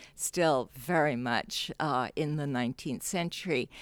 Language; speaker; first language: English; non-native, local second language; Cantonese